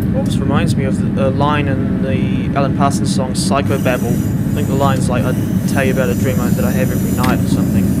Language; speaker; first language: English; native; English